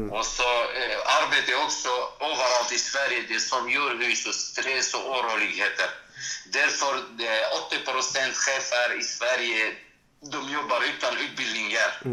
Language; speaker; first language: Swedish; non-native, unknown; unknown